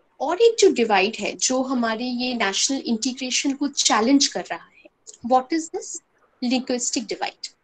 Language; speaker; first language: Hindi; non-native, local second language; Bangla